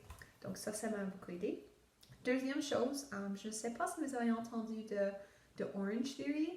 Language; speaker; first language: French; non-native, local second language; English